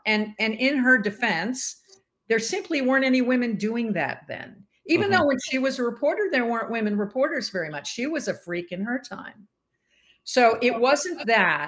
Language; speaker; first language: English; native; English